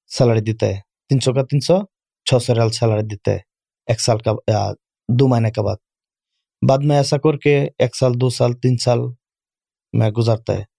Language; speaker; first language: Urdu; non-native, learner; Bangla